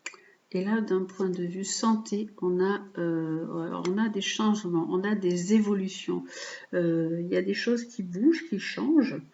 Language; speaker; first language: French; native; French